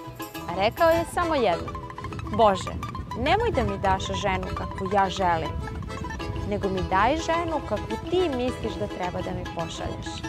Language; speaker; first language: Serbian; native; Serbian